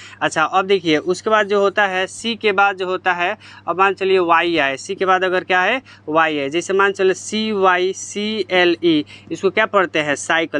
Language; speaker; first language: Hindi; native; Hindi